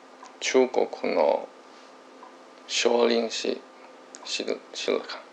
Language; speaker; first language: Japanese; non-native, learner; Chinese